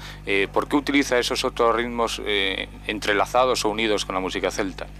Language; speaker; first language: Spanish; native; Spanish